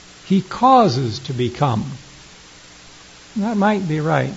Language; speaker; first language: English; native; English